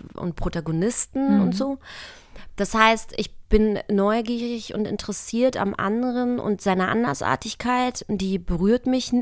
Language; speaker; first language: German; native; German